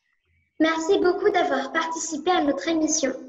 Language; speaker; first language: French; early bilingual, heritage; French